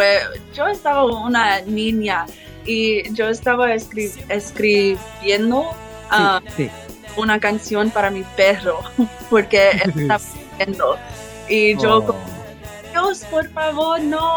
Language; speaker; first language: Spanish; early bilingual, heritage; English